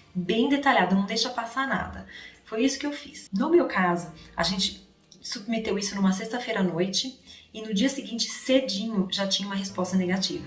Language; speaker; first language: Portuguese; native; Portuguese